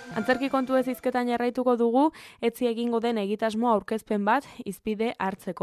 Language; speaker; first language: Basque; native; Basque